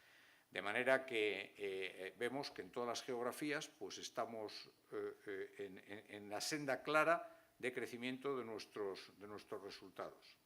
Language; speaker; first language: Spanish; native; Spanish